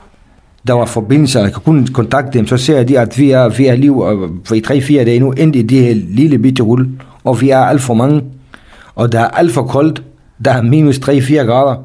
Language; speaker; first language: Danish; non-native, fluent; Kurdish